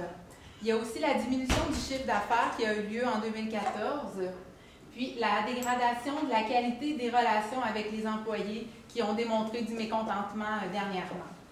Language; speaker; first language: French; native; French